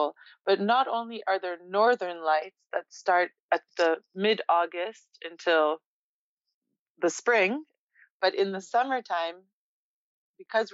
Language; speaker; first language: English; native; English